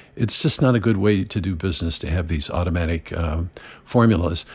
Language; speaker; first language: English; native; English